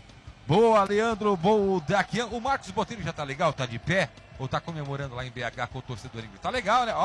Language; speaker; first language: Portuguese; native; Portuguese